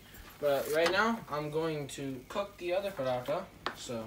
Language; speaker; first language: English; early bilingual, other home language; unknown